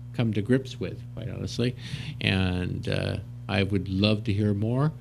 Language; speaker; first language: English; native; English